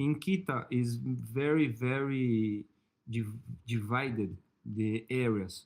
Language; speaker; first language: English; non-native, learner; Portuguese